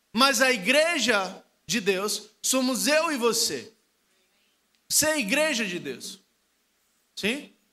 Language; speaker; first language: Portuguese; non-native, fluent; Spanish